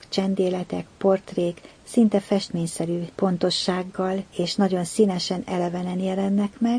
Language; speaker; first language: Hungarian; native; Hungarian